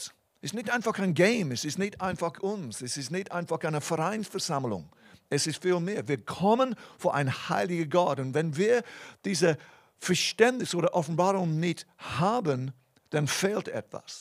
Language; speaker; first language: German; non-native, fluent; English